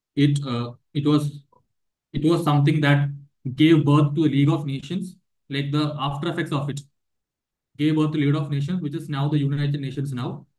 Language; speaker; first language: English; non-native, local second language; Malayalam